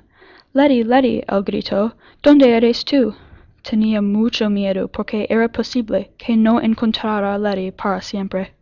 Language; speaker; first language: Spanish; non-native, learner; English